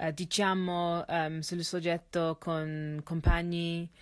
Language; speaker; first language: Italian; non-native, learner; English